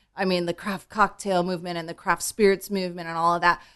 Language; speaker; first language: English; native; English